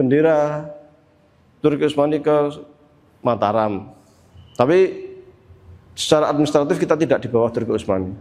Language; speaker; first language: Indonesian; native; Indonesian